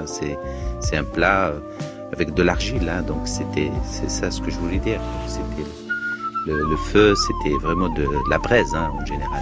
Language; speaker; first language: French; non-native, local second language; Arabic